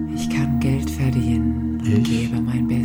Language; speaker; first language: German; native; German